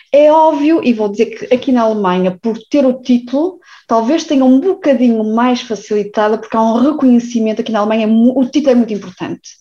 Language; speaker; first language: Portuguese; native; Portuguese